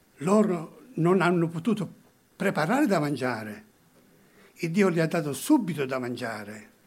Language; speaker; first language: Italian; early bilingual, heritage; Italian